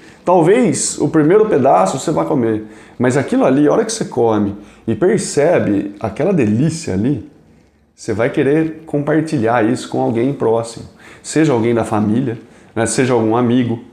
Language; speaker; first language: Portuguese; native; Portuguese